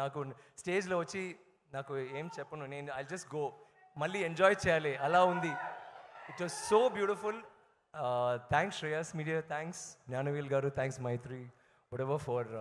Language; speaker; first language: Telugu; non-native, learner; Tamil